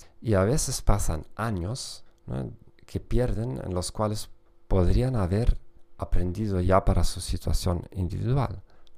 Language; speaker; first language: Spanish; non-native, fluent; German